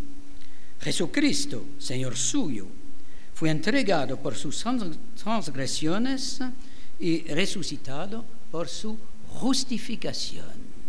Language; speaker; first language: Spanish; non-native, fluent; French